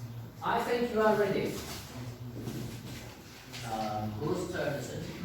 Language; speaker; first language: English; non-native, fluent; Turkish